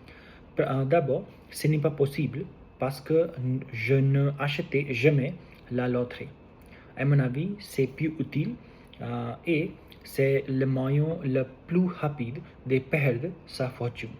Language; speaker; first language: French; non-native, learner; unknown